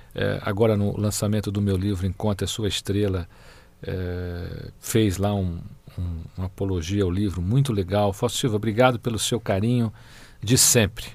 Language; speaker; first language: Portuguese; native; Portuguese